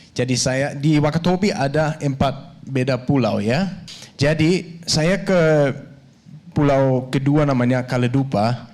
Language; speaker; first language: Indonesian; non-native, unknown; Danish